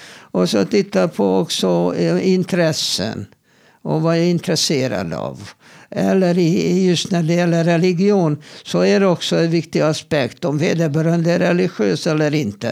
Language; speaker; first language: Swedish; non-native, fluent; Hebrew